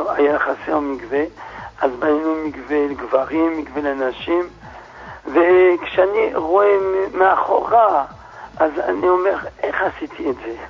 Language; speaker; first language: Hebrew; non-native, fluent; French